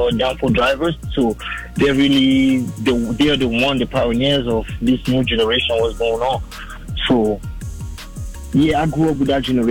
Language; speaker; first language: English; non-native, local second language; French